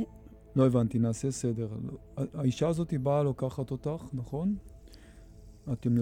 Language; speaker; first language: Hebrew; native; Hebrew